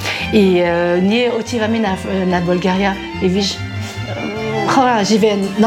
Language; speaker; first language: Bulgarian; non-native, learner; French